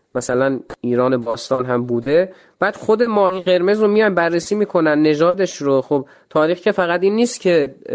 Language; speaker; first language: Persian; native; Persian